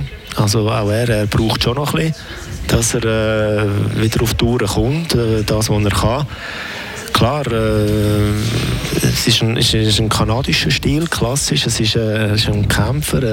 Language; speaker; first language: German; native; German